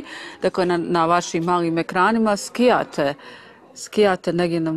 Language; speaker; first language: Serbian; native; Serbian